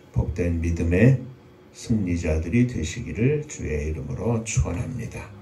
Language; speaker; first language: Korean; native; Korean